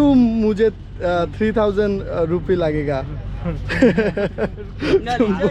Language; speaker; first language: Hindi; non-native, learner; Bangla